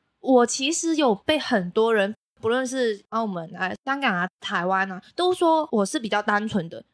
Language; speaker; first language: Chinese; non-native, local second language; Cantonese